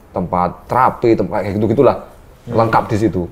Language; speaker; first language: Indonesian; native; Indonesian